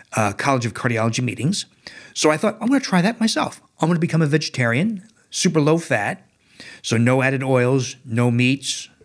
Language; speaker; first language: English; native; English